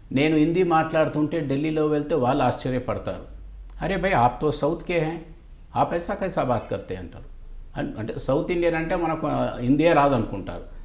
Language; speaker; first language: Telugu; native; Telugu